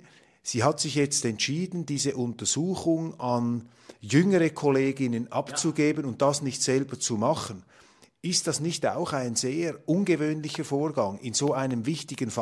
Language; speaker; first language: German; native; German